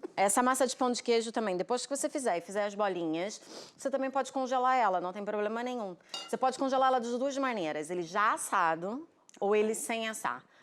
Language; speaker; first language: Portuguese; native; Portuguese